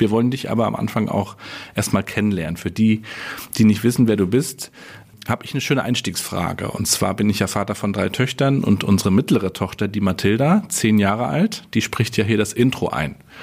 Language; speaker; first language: German; native; German